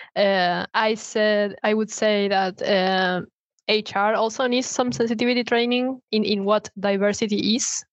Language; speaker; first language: English; non-native, fluent; Spanish